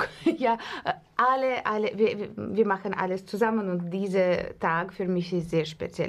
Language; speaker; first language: German; non-native, learner; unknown